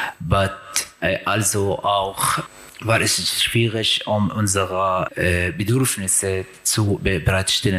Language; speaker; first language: German; non-native, learner; Arabic